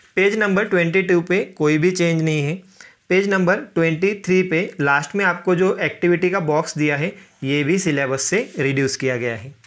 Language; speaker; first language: Hindi; non-native, local second language; Marathi